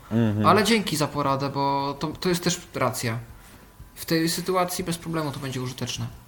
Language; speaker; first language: Polish; native; Polish